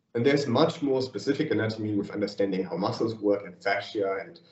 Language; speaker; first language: English; non-native, fluent; German